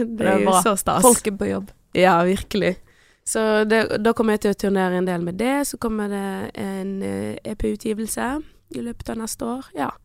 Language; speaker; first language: Norwegian; early bilingual, other home language; Portuguese